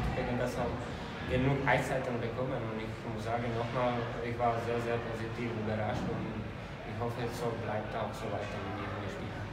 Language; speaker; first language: German; non-native, fluent; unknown